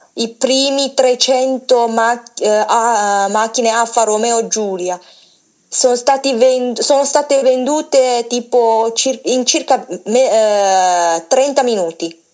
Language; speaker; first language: Italian; non-native, fluent; Chinese